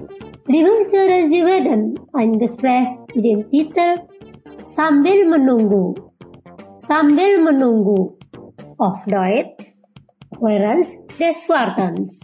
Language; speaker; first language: German; non-native, learner; Indonesian